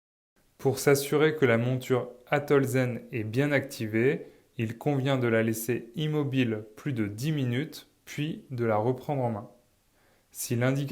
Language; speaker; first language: French; native; French